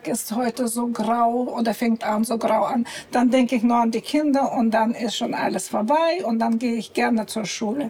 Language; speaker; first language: German; non-native, fluent; Russian